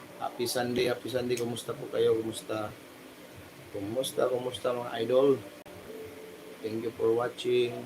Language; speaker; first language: Filipino; native; Filipino